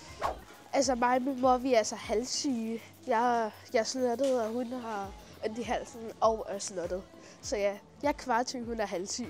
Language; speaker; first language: Danish; early bilingual, other home language; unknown